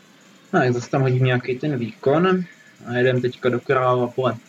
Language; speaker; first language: Czech; native; Czech